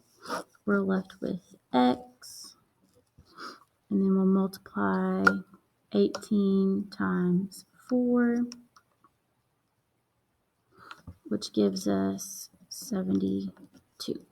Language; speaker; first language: English; native; English